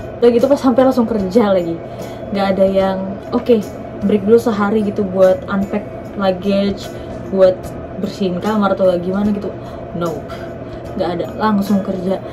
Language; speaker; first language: Indonesian; native; Indonesian